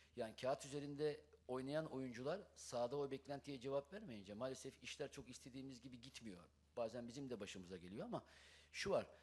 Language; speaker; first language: Turkish; native; Turkish